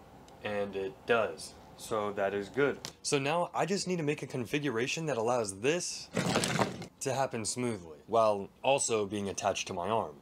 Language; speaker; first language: English; native; English